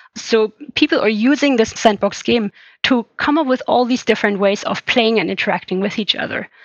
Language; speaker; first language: English; non-native, fluent; German